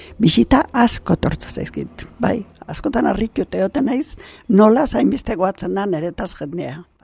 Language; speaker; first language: Basque; native; Basque